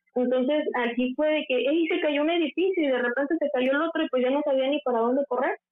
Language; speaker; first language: Spanish; native; Spanish